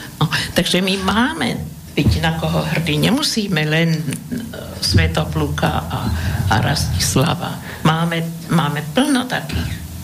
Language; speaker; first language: Slovak; native; Slovak